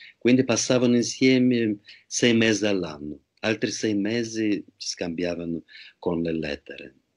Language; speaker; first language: Italian; non-native, fluent; Russian